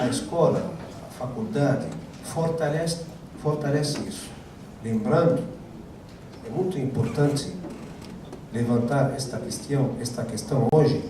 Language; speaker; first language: Portuguese; non-native, fluent; Arabic